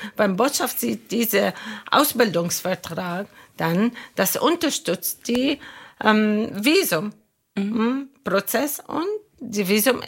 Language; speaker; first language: German; non-native, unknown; Arabic